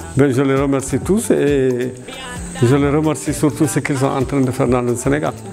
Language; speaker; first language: French; non-native, local second language; Fula